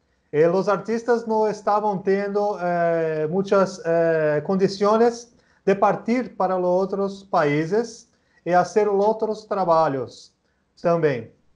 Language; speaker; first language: Spanish; non-native, learner; Portuguese